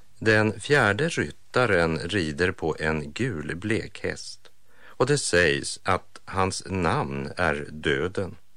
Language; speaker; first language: Swedish; native; Swedish